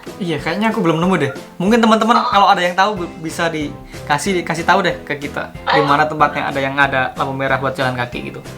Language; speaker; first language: Indonesian; native; Indonesian